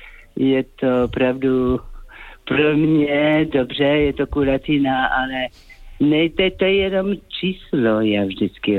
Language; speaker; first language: Czech; non-native, fluent; French